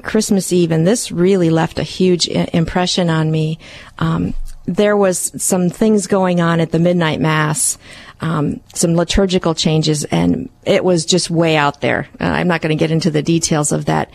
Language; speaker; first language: English; early bilingual, other home language; Hungarian